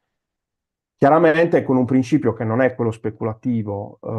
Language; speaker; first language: Italian; native; Italian